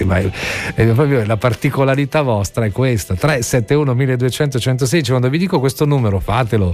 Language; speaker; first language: Italian; native; Italian